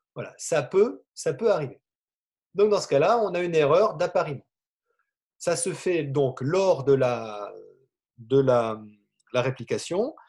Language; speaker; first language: French; native; French